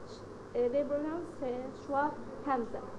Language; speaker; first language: English; non-native, learner; Arabic